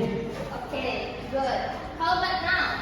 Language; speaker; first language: English; non-native, learner; Indonesian